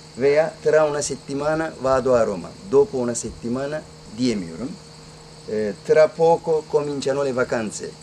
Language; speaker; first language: Italian; non-native, fluent; Turkish